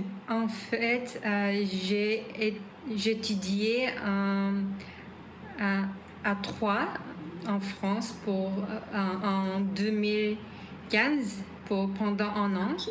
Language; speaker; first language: French; non-native, learner; Korean